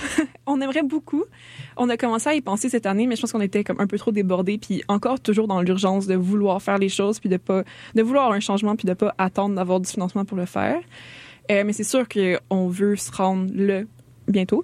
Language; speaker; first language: French; native; French